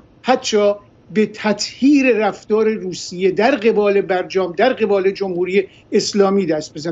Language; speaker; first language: Persian; native; Persian